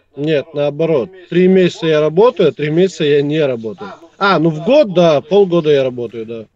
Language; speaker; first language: Russian; native; Russian